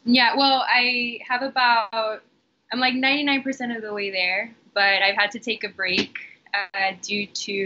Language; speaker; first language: English; early bilingual, other home language; Spanish